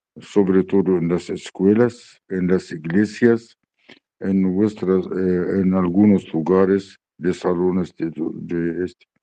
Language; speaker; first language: Spanish; non-native, learner; Arabic